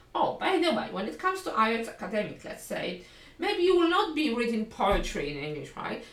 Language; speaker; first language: English; non-native, fluent; Polish